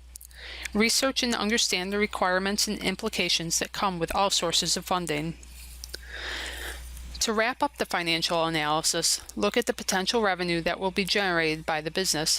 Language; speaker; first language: English; native; English